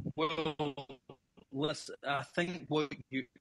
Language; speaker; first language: English; native; English